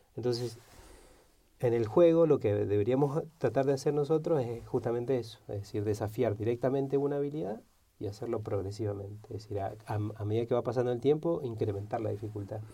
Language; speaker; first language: Spanish; native; Spanish